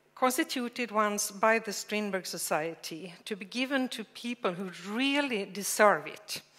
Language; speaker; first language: English; non-native, fluent; Swedish